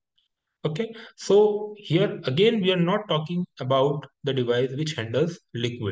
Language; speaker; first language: English; non-native, local second language; Hindi